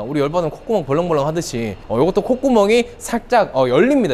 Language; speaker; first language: Korean; native; Korean